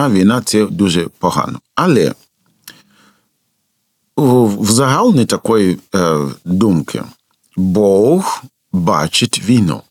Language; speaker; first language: Ukrainian; non-native, fluent; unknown